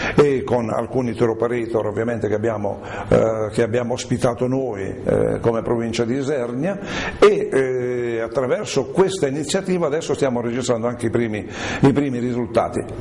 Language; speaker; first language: Italian; native; Italian